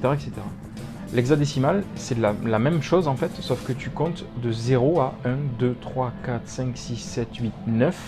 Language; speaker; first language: French; native; French